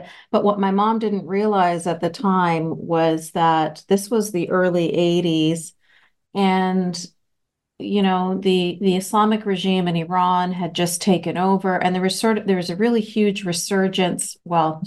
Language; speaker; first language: English; native; English